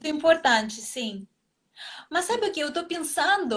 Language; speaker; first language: Portuguese; non-native, fluent; Russian